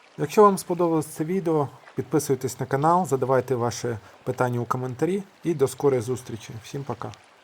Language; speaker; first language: Ukrainian; native; Ukrainian